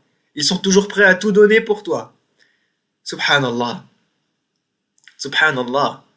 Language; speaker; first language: French; native; French